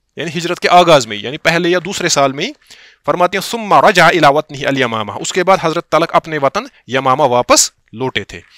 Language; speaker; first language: Urdu; non-native, local second language; Kashmiri